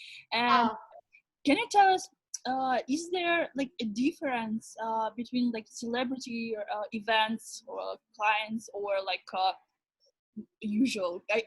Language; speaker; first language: English; non-native, fluent; Russian